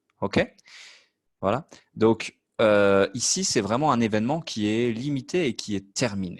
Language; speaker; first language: French; native; French